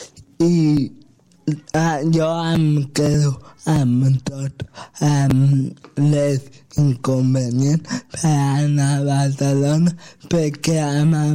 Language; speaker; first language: Catalan; non-native, local second language; Spanish